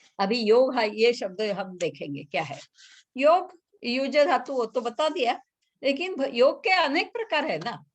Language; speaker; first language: Hindi; non-native, local second language; Marathi